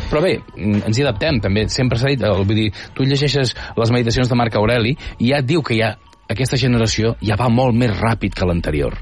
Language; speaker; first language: Catalan; native; Catalan